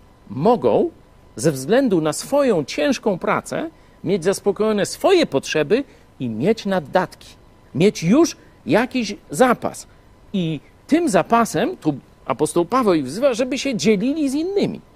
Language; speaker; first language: Polish; native; Polish